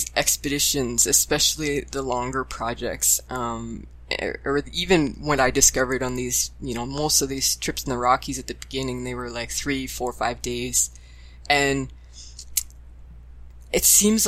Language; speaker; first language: English; native; English